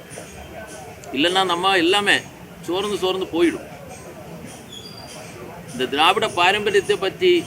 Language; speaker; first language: Tamil; non-native, learner; Malayalam